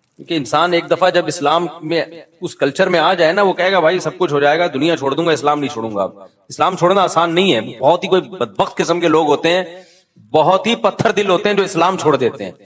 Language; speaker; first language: Urdu; native; Urdu